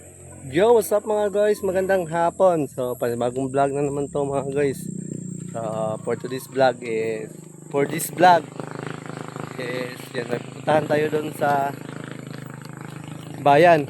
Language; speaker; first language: Filipino; non-native, local second language; Cebuano